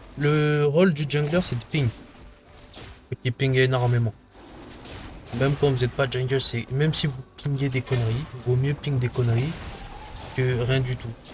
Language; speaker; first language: French; native; French